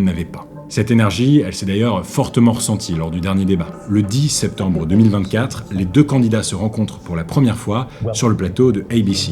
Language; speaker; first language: French; native; French